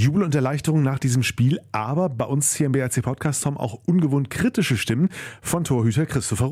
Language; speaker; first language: German; native; German